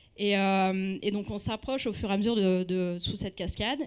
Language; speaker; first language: French; native; French